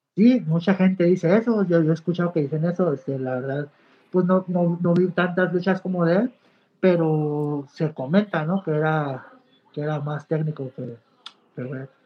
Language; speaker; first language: Spanish; native; Spanish